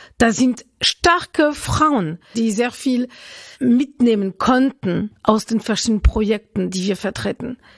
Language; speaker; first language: German; non-native, fluent; French